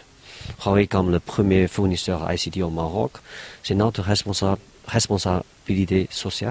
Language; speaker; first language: French; non-native, fluent; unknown